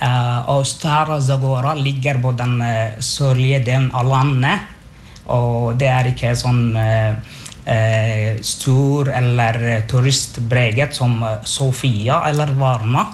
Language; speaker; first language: Norwegian; non-native, fluent; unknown